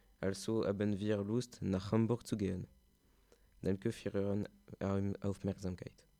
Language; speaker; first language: German; non-native, learner; French